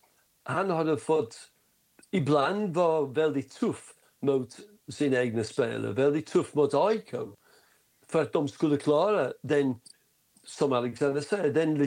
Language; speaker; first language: Swedish; non-native, fluent; English